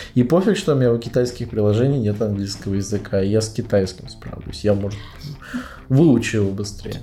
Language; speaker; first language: Russian; native; Russian